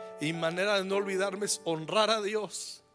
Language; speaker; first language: Spanish; native; Spanish